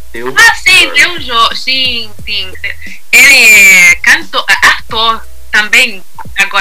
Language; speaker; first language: Portuguese; non-native, learner; English